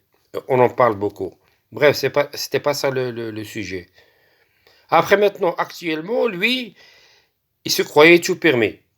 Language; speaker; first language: French; non-native, local second language; Arabic